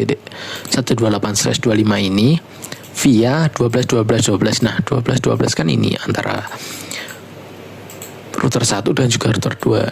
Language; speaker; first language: Indonesian; native; Indonesian